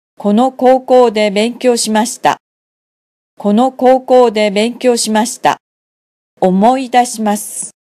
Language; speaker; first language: Japanese; non-native, fluent; Vietnamese